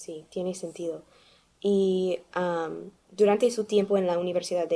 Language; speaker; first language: Spanish; non-native, learner; English